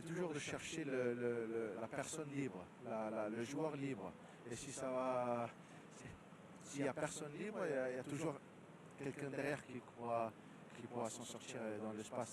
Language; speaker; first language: French; non-native, fluent; Danish